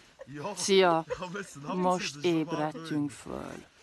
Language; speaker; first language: Hungarian; early bilingual, heritage; Hungarian